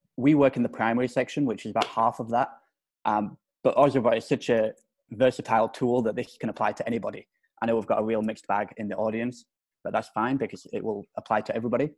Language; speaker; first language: English; native; English